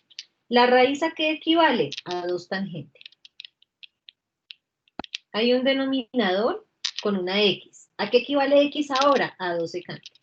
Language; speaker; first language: Spanish; native; Spanish